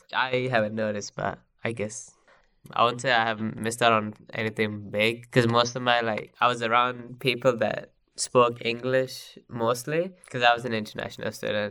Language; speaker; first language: English; non-native, local second language; Sinhala